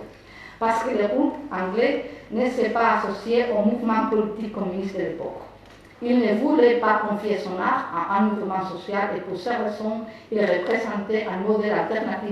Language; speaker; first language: French; non-native, fluent; Spanish